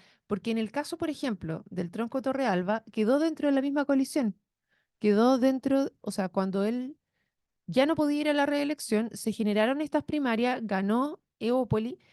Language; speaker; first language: Spanish; native; Spanish